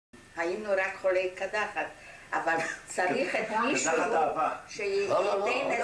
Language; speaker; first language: Hebrew; non-native, fluent; German